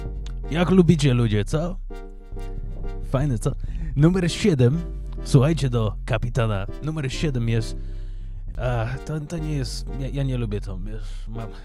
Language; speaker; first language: Polish; early bilingual, heritage; English